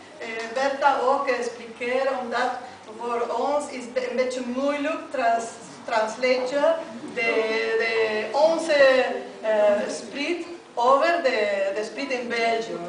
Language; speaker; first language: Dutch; non-native, learner; Spanish